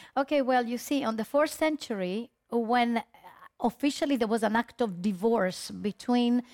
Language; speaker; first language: English; early bilingual, other home language; Spanish